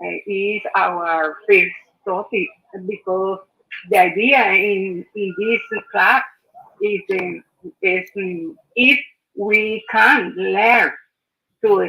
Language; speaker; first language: English; non-native, learner; Spanish